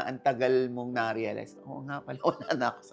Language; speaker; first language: Filipino; native; Filipino